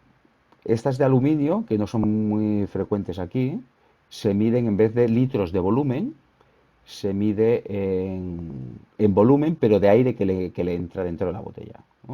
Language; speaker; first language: Spanish; native; Spanish